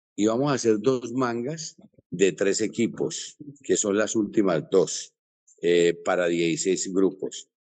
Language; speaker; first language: Spanish; native; Spanish